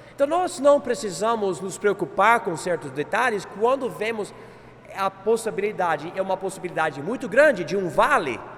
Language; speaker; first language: Portuguese; non-native, fluent; English